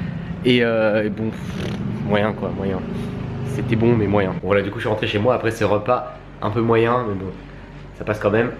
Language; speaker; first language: French; native; French